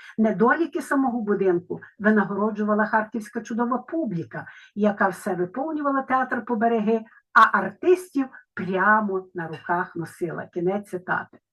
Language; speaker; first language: Ukrainian; native; Ukrainian